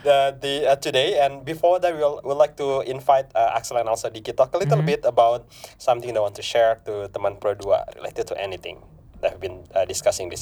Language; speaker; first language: English; non-native, fluent; Indonesian